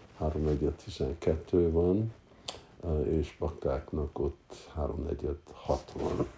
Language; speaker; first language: Hungarian; early bilingual, heritage; Hungarian